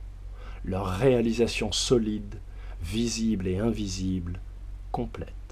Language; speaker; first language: French; native; French